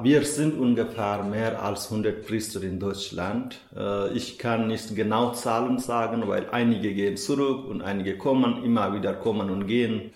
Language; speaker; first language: German; non-native, fluent; Hindi